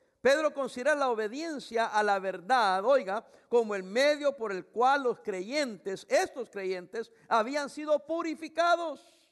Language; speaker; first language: Spanish; native; Spanish